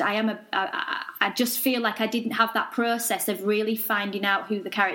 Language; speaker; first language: English; native; English